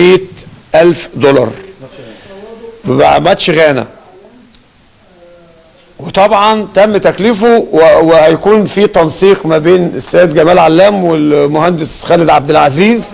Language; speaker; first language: Arabic; native; Arabic